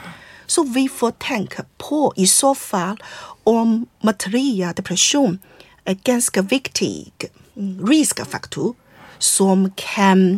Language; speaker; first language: Swedish; non-native, fluent; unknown